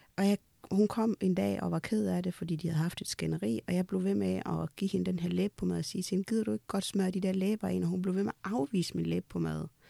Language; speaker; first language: Danish; early bilingual, other home language; Amharic